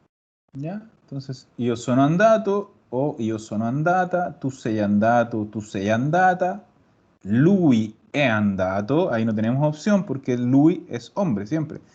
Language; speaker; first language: Italian; non-native, fluent; Spanish